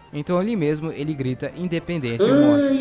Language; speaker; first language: Portuguese; native; Portuguese